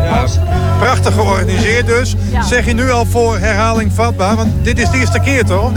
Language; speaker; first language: Dutch; native; Dutch